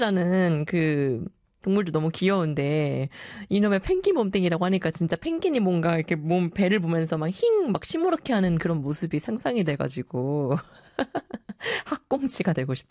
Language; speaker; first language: Korean; early bilingual, heritage; Korean